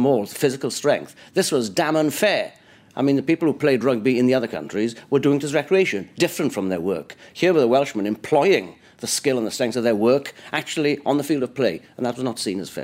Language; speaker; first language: English; native; English